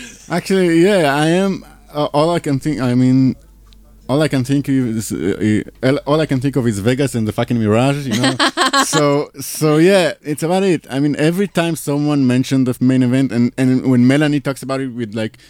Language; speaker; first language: English; non-native, fluent; Hebrew